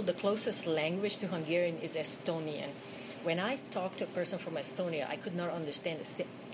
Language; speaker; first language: English; non-native, fluent; Hungarian